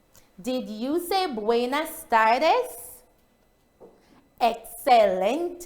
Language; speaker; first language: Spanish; non-native, fluent; English